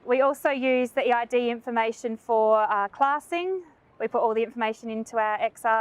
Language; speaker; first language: English; native; English